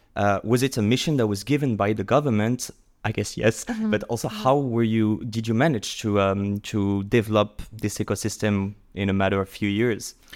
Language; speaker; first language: English; non-native, fluent; French